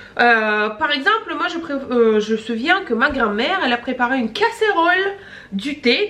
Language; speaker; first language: French; non-native, fluent; Russian